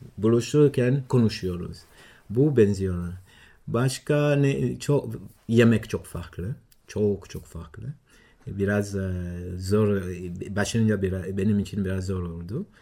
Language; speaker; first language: Turkish; non-native, learner; Swahili